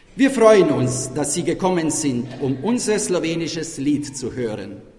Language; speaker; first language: German; non-native, local second language; Slovenian